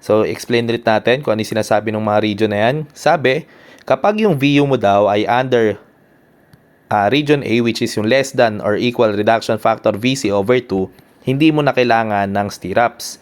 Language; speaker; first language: Filipino; native; Filipino